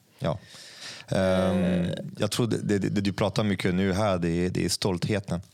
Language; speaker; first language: Swedish; non-native, fluent; French